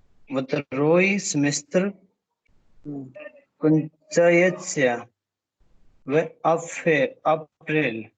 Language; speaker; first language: Russian; non-native, learner; Hindi